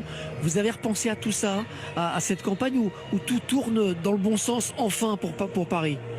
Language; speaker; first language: French; native; French